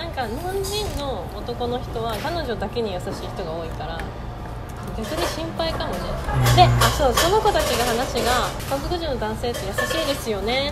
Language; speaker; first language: Japanese; native; Japanese